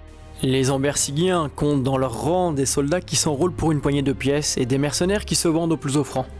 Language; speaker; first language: French; native; French